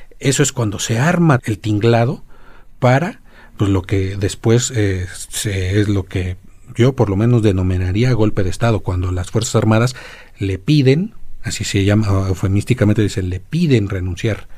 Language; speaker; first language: Spanish; native; Spanish